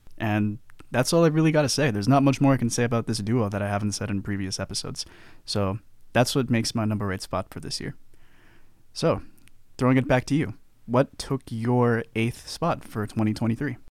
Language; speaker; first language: English; native; English